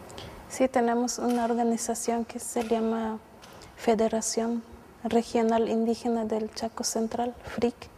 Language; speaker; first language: Spanish; non-native, local second language; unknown